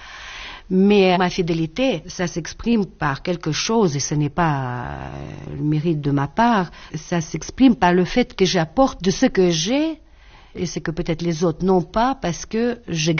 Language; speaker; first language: French; non-native, fluent; Russian